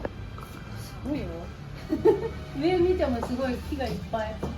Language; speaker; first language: Japanese; native; Japanese